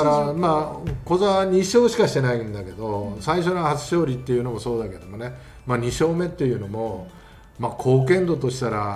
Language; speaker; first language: Japanese; native; Japanese